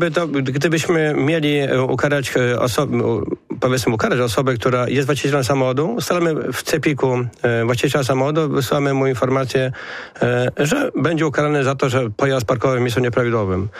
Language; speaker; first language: Polish; native; Polish